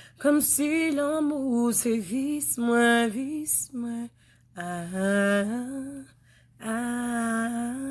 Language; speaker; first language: French; non-native, local second language; Haitian Creole